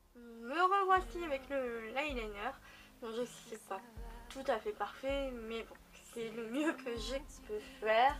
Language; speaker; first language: French; native; French